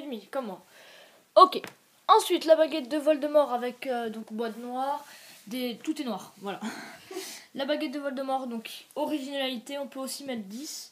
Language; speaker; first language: French; native; French